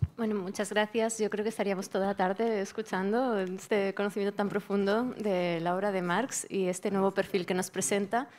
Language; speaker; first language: Spanish; native; Spanish